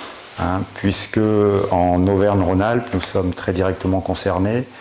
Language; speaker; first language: French; native; French